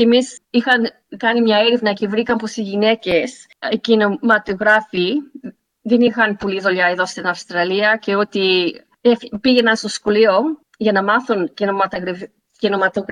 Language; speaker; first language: Greek; early bilingual, heritage; Greek